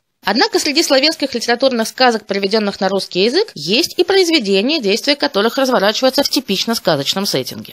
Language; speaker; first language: Russian; native; Russian